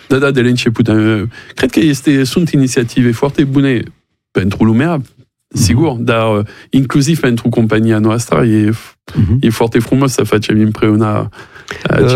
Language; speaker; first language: Romanian; non-native, learner; French